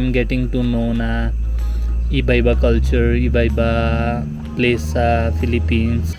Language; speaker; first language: Filipino; non-native, learner; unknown